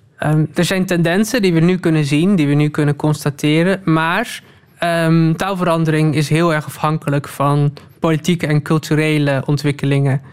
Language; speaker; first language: Dutch; native; Dutch